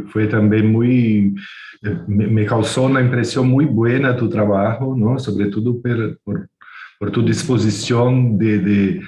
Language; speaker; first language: Portuguese; non-native, fluent; Spanish